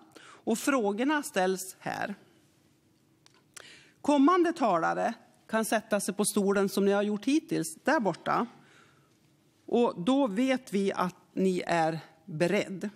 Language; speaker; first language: Swedish; native; Swedish